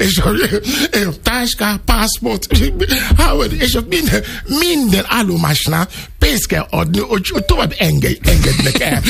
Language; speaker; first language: Hungarian; non-native, learner; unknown